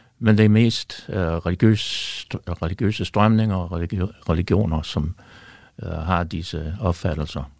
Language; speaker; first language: Danish; non-native, fluent; English